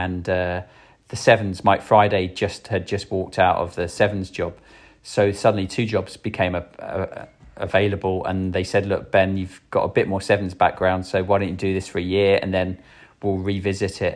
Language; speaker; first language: English; native; English